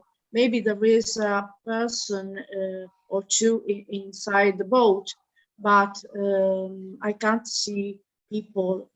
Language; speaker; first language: English; non-native, learner; Italian